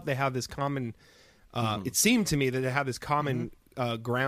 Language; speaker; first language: English; native; English